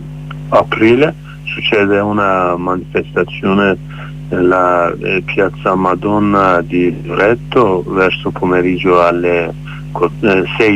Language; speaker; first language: Italian; non-native, learner; Kurdish